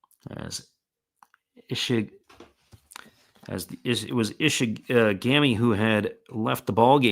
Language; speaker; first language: English; native; English